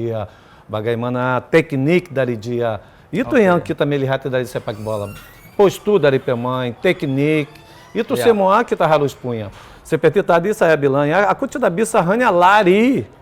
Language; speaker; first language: Indonesian; non-native, fluent; Portuguese